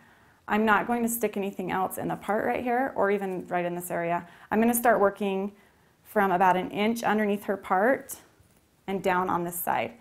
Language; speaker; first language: English; native; English